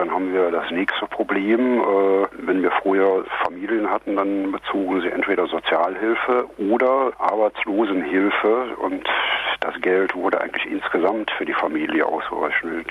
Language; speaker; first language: German; native; German